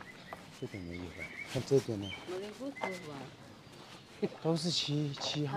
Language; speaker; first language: Chinese; native; Chinese